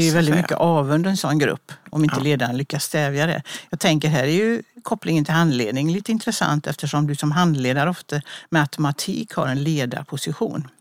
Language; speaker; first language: Swedish; native; Swedish